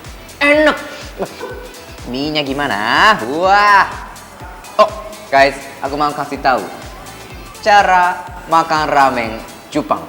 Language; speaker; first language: Indonesian; non-native, fluent; Japanese